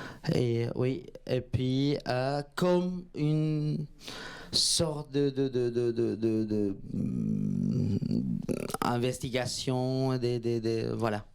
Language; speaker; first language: French; non-native, fluent; Spanish